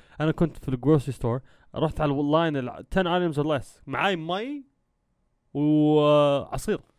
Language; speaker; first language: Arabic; early bilingual, heritage; Arabic